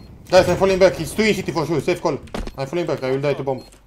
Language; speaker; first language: English; non-native, learner; Romanian